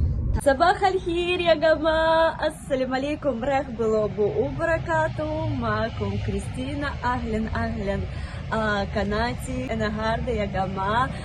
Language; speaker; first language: Arabic; non-native, learner; Russian